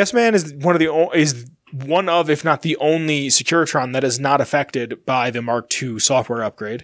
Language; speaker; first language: English; native; English